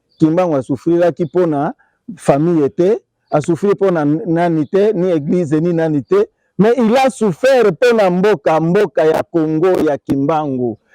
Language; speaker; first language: Lingala; non-native, local second language; Kongo